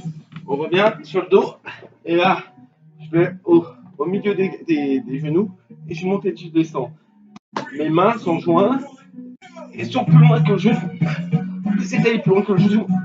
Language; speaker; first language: French; native; French